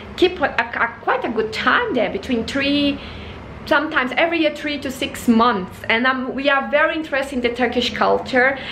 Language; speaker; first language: English; non-native, fluent; Portuguese